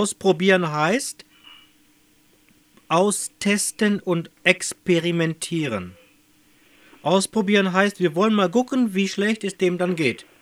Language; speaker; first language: German; native; German